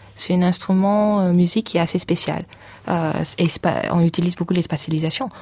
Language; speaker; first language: French; non-native, fluent; English